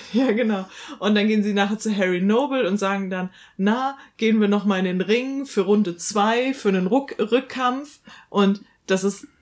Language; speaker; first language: German; native; German